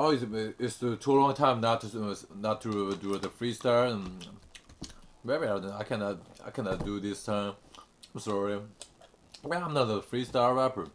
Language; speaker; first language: English; non-native, learner; Korean